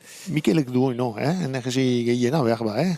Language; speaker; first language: Basque; native; Basque